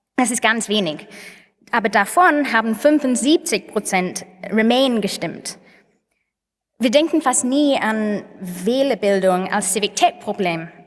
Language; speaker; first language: German; non-native, learner; English